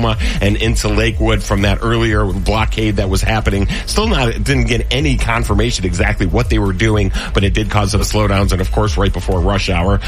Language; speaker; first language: English; native; English